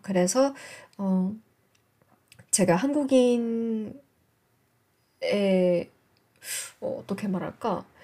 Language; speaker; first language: Korean; non-native, fluent; English